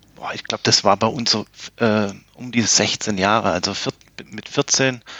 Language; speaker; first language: German; native; German